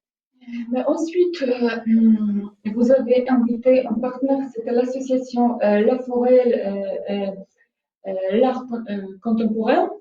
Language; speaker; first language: French; non-native, fluent; Polish